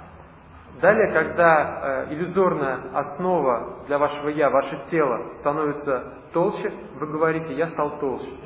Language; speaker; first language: Russian; native; Russian